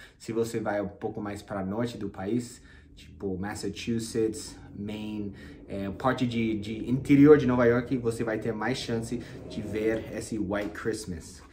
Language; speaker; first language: Portuguese; non-native, fluent; English